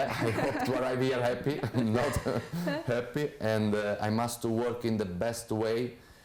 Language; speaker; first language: English; non-native, fluent; Italian